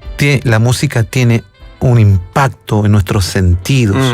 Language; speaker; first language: Spanish; native; Spanish